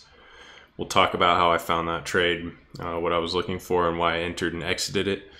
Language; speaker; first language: English; native; English